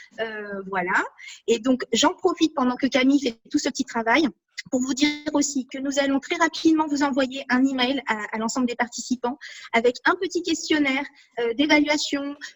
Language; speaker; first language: French; native; French